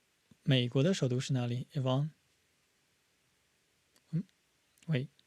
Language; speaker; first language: Chinese; non-native, fluent; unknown